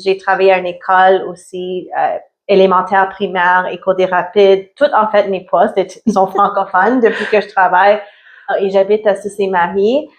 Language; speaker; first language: French; early bilingual, other home language; Italian